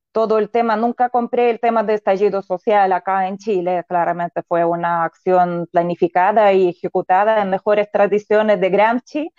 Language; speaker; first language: Spanish; non-native, fluent; Russian